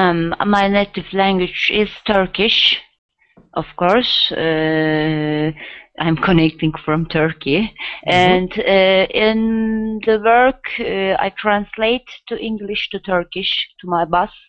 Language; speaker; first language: English; non-native, learner; Turkish